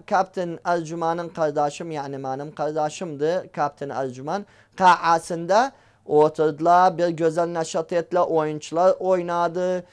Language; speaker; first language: Turkish; native; Turkish